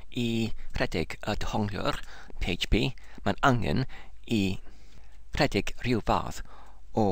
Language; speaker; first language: Welsh; non-native, learner; English